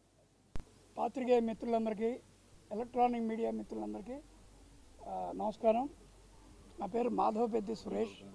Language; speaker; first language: Telugu; native; Telugu